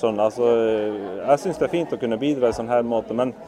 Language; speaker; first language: Norwegian; non-native, fluent; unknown